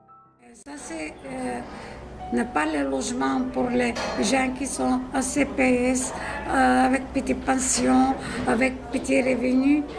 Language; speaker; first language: French; non-native, learner; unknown